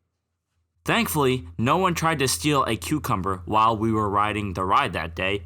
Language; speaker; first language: English; native; English